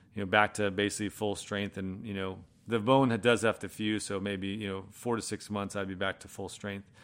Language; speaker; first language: English; native; English